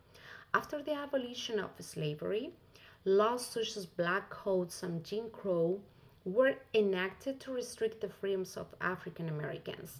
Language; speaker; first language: English; non-native, fluent; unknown